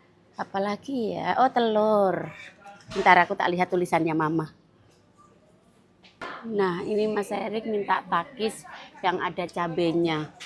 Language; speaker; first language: Indonesian; non-native, local second language; Javanese